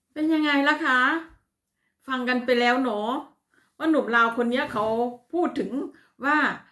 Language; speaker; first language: Thai; native; Thai